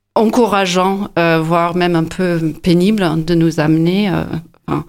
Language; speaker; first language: French; non-native, fluent; English